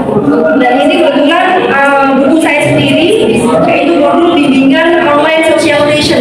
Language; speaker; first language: Indonesian; native; Indonesian